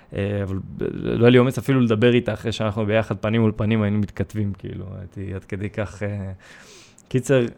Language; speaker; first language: Hebrew; early bilingual, other home language; Russian